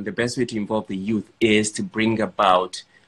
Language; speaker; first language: English; non-native, local second language; Fula